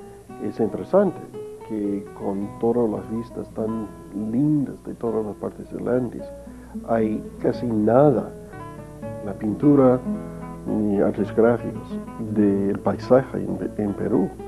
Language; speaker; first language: Spanish; non-native, fluent; English